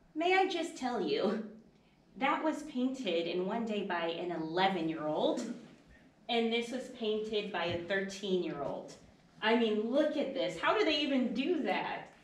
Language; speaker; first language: English; native; English